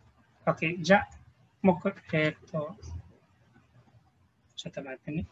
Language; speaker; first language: Japanese; non-native, fluent; Filipino